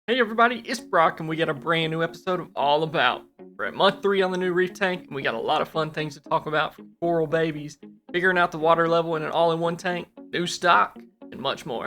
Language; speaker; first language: English; native; English